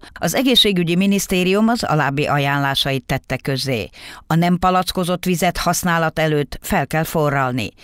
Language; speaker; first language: Hungarian; native; Hungarian